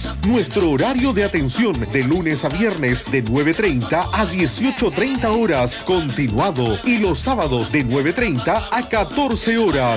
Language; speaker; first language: Spanish; native; Spanish